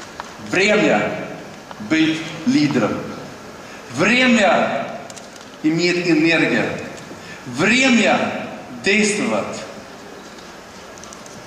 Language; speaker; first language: Russian; non-native, learner; Swedish